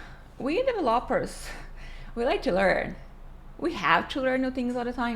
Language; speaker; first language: English; non-native, fluent; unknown